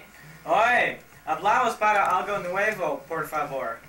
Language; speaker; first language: Spanish; non-native, learner; English